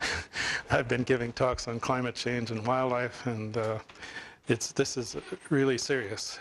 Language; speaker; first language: English; native; English